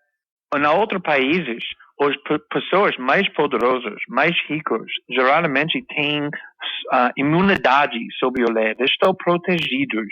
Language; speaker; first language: Portuguese; non-native, fluent; English